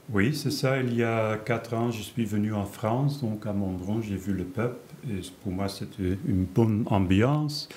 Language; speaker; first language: French; non-native, fluent; Dutch